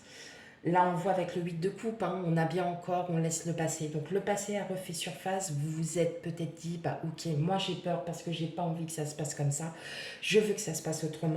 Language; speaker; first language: French; native; French